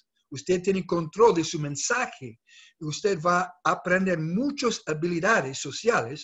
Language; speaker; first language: Spanish; non-native, fluent; English